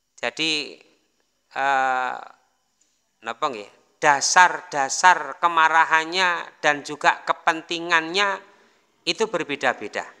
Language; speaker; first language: Indonesian; non-native, local second language; Javanese